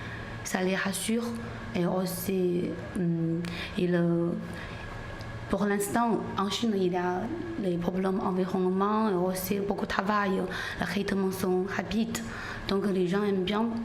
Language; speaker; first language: French; non-native, learner; Chinese